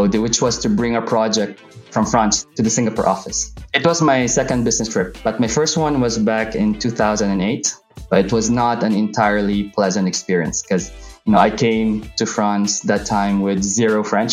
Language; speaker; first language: English; non-native, local second language; Hiligaynon